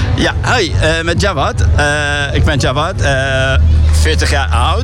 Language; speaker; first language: Dutch; non-native, learner; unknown